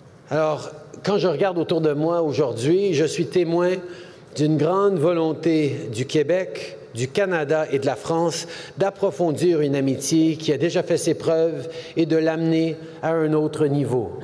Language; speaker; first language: French; native; French